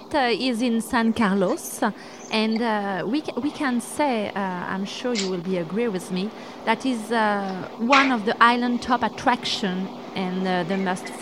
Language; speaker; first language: English; non-native, learner; French